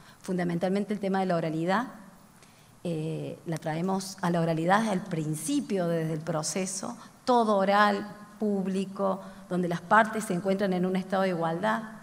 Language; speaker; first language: Spanish; native; Spanish